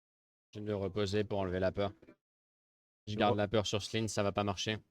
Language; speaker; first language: French; native; French